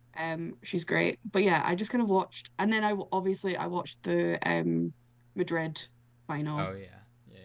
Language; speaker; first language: English; native; English